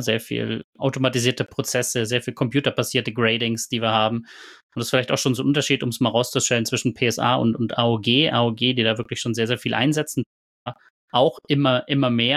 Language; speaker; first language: German; native; German